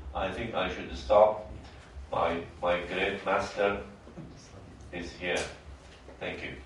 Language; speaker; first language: English; non-native, fluent; Persian